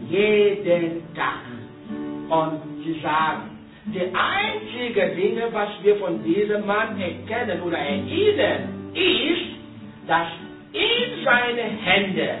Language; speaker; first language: German; non-native, learner; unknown